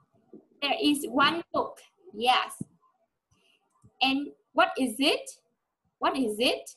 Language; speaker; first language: English; non-native, fluent; Vietnamese